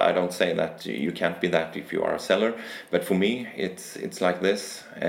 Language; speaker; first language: English; non-native, fluent; Swedish